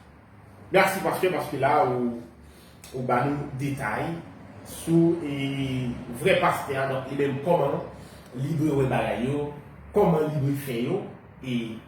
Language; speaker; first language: Haitian Creole; native; Haitian Creole